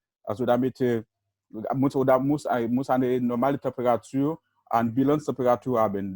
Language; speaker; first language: German; non-native, learner; Haitian Creole